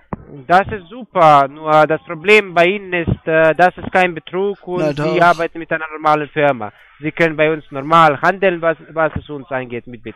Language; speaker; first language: German; non-native, fluent; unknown